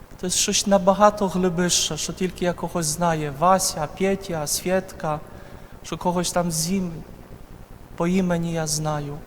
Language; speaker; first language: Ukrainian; non-native, fluent; Polish